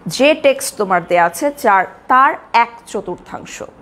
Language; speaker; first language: English; non-native, local second language; Bangla